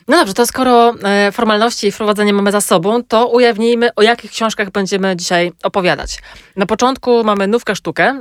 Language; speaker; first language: Polish; native; Polish